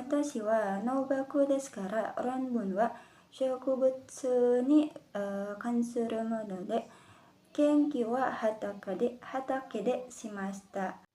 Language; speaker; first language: Japanese; non-native, learner; Indonesian